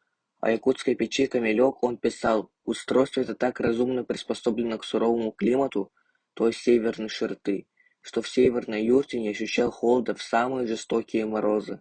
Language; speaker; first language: Russian; non-native, local second language; Yakut